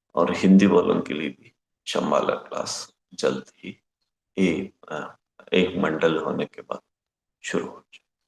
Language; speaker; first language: Hindi; non-native, local second language; Kannada